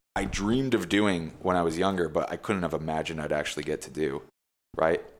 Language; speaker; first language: English; native; English